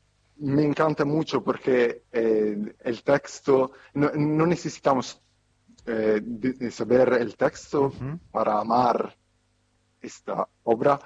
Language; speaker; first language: Spanish; non-native, fluent; Italian